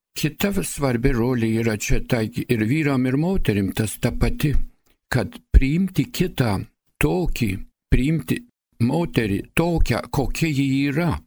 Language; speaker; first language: Lithuanian; early bilingual, heritage; Lithuanian